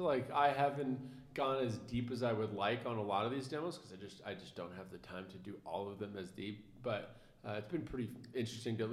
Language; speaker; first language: English; native; English